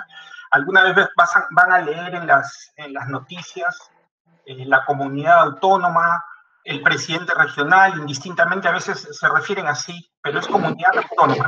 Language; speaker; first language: Spanish; native; Spanish